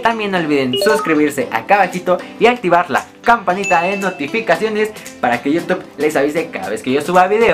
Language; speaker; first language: Spanish; native; Spanish